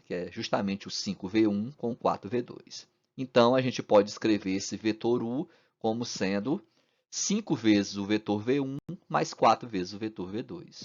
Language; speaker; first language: Portuguese; native; Portuguese